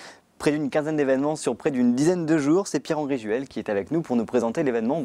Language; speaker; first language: French; native; French